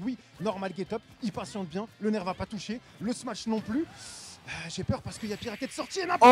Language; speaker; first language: French; native; French